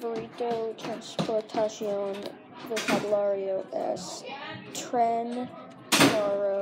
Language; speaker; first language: Spanish; non-native, learner; English